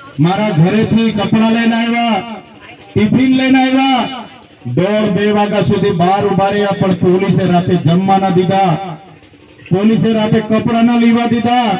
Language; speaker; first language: Gujarati; non-native, local second language; Vasavi